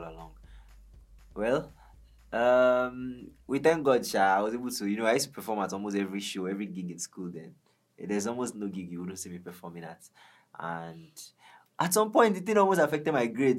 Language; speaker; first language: English; non-native, local second language; Yoruba